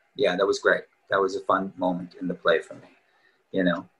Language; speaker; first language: English; native; English